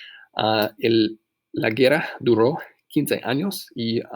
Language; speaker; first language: Spanish; non-native, fluent; English